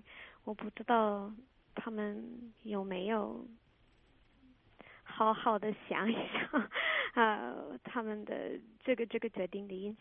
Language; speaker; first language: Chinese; non-native, fluent; English